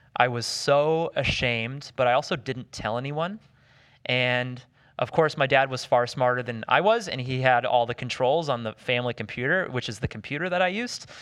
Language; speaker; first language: English; native; English